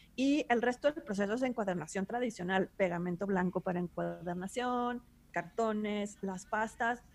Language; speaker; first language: Spanish; native; Spanish